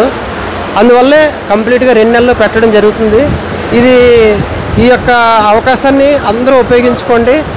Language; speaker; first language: Telugu; native; Telugu